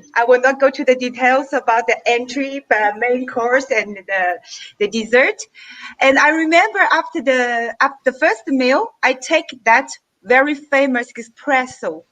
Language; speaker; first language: English; non-native, fluent; Chinese